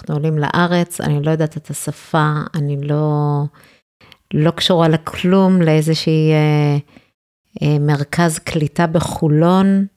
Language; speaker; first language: Hebrew; early bilingual, other home language; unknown